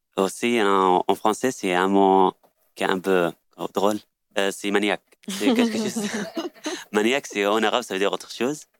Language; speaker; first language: French; non-native, learner; Arabic